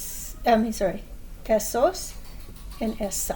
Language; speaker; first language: Spanish; non-native, fluent; English